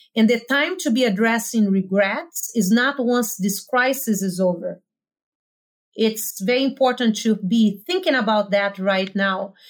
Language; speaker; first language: English; non-native, fluent; Portuguese